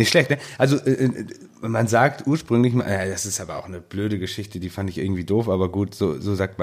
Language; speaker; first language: German; native; German